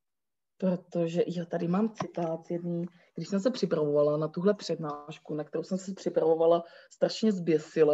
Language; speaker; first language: Czech; native; Czech